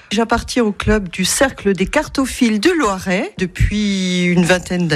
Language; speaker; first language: French; native; French